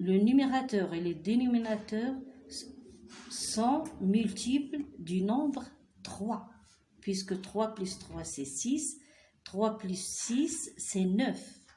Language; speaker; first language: French; non-native, local second language; Arabic